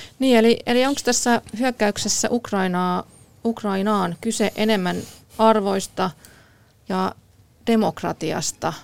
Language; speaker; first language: Finnish; native; Finnish